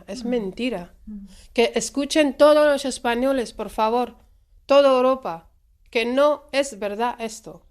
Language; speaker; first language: Spanish; non-native, fluent; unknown